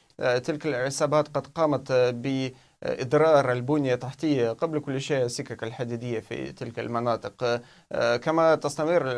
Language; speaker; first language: Arabic; non-native, fluent; Russian